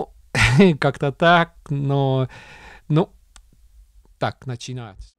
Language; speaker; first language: Russian; non-native, local second language; Estonian